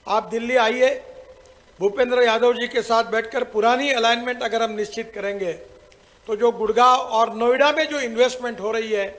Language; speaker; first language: Hindi; non-native, local second language; Marathi